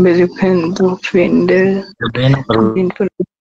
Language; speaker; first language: German; non-native, learner; Bangla